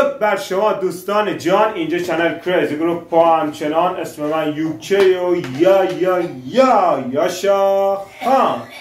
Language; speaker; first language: Persian; non-native, local second language; Pashto